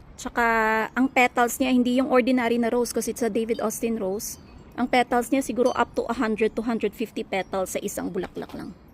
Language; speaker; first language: Filipino; non-native, local second language; Hiligaynon